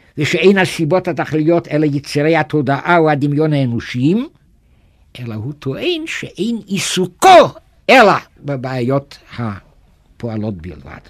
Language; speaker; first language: Hebrew; non-native, fluent; German